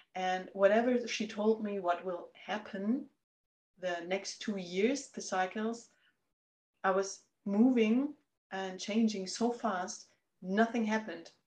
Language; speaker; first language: English; non-native, fluent; German